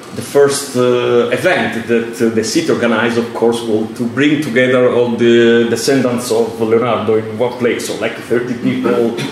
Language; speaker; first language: English; non-native, fluent; Italian